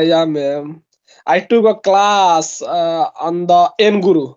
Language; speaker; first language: English; non-native, local second language; Hindi